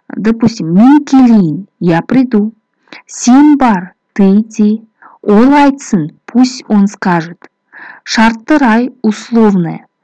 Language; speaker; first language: Russian; non-native, local second language; Kazakh